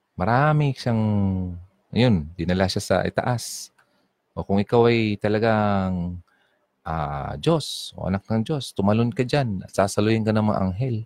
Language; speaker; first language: Filipino; non-native, local second language; Bikol